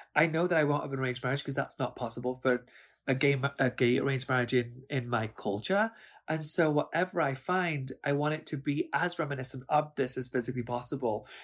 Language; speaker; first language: English; early bilingual, other home language; Urdu